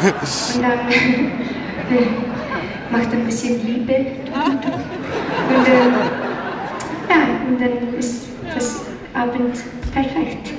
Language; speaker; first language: German; non-native, fluent; Icelandic